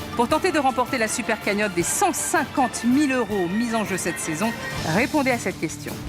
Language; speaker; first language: French; native; French